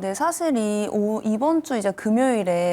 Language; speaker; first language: Korean; native; Korean